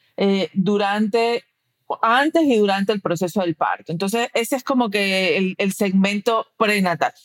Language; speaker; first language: Spanish; early bilingual, heritage; Spanish